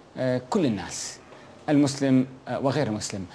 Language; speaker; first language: Arabic; native; Arabic